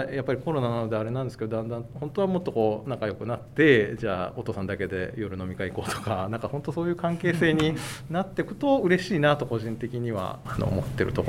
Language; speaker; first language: Japanese; native; Japanese